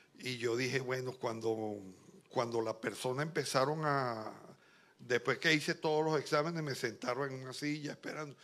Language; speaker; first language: Spanish; native; Spanish